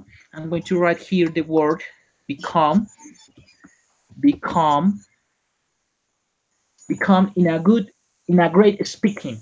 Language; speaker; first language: English; non-native, learner; Spanish